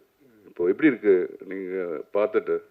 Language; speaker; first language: Tamil; non-native, learner; Malayalam